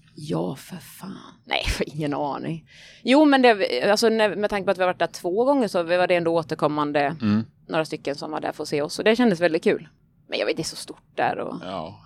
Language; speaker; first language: Swedish; native; Swedish